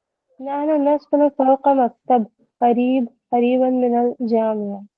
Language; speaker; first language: Arabic; non-native, learner; Urdu